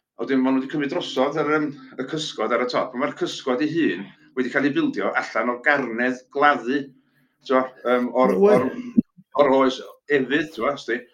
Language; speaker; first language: Welsh; native; Welsh